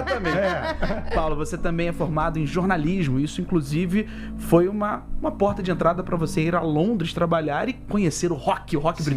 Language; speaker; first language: Portuguese; native; Portuguese